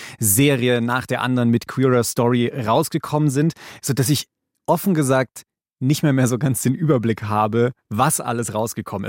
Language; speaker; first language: German; native; German